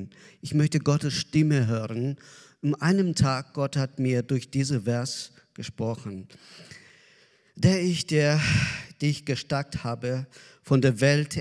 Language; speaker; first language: German; non-native, learner; Azerbaijani